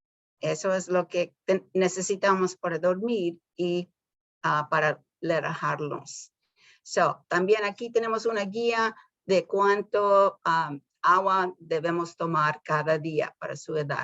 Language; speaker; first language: Spanish; early bilingual, heritage; Spanish